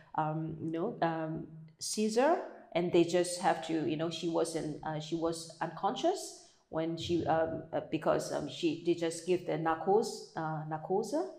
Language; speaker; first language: English; non-native, fluent; Burmese